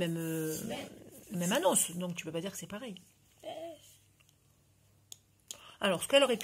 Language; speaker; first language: French; native; French